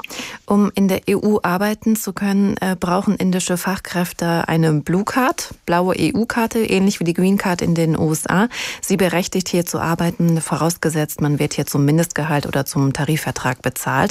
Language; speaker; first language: German; native; German